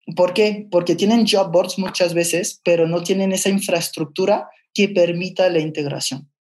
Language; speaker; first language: Spanish; non-native, fluent; French